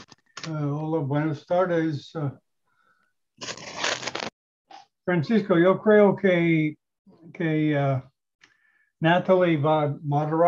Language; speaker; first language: Spanish; non-native, learner; English